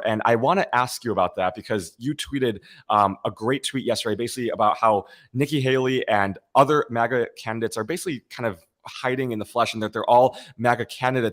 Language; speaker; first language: English; native; English